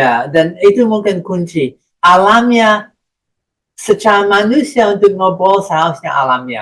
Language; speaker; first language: Indonesian; non-native, fluent; English